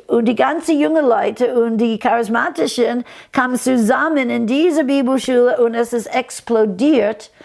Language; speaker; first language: German; non-native, fluent; English